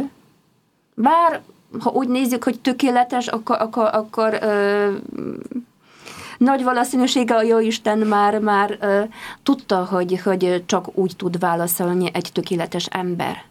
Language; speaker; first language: Hungarian; non-native, fluent; Polish